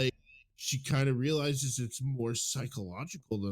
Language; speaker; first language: English; native; English